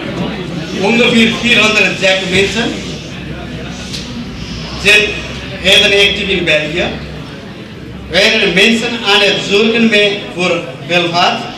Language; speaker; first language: Dutch; non-native, learner; Nepali